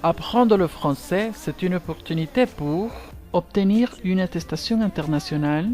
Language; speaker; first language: French; non-native, learner; Spanish